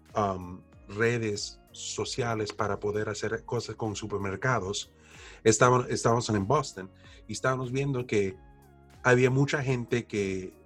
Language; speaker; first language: Spanish; early bilingual, heritage; Spanish